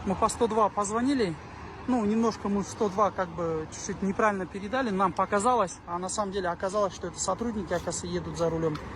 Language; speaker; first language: Russian; non-native, local second language; Kazakh